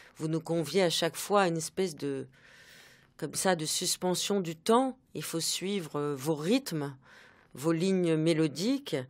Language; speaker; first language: French; native; French